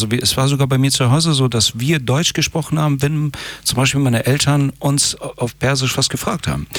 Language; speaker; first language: German; early bilingual, other home language; Persian